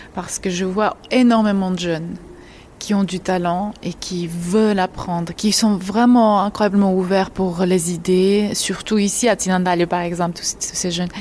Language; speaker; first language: French; non-native, fluent; Georgian